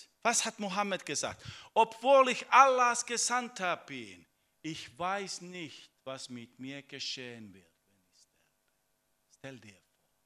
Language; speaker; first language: German; non-native, fluent; Finnish